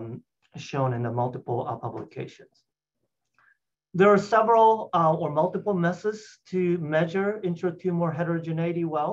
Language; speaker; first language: English; non-native, fluent; Japanese